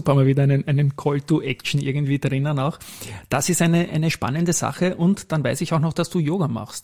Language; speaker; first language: German; native; German